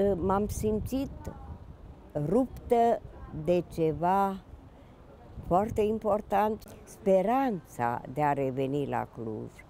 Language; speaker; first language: Romanian; native; Romanian